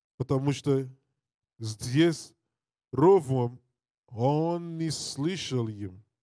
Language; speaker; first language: Russian; non-native, learner; English